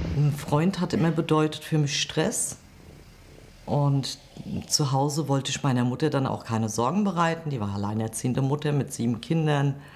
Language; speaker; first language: German; early bilingual, other home language; Kurdish